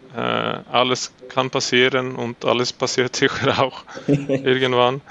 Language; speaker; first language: German; non-native, learner; Swedish